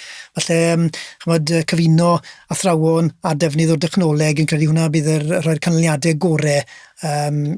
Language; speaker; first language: Welsh; native; Welsh